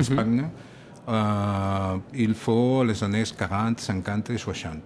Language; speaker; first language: French; non-native, learner; Catalan